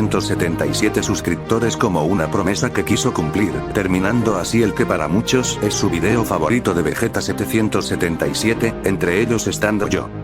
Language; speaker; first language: Spanish; native; Spanish